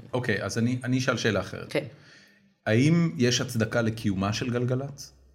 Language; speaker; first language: Hebrew; native; Hebrew